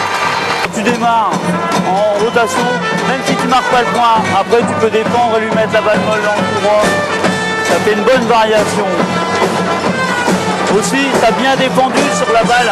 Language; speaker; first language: French; native; French